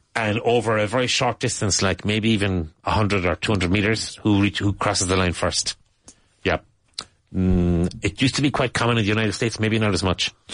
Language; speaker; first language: English; native; English